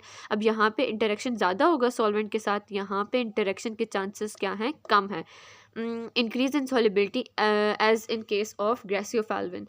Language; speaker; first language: Hindi; native; Hindi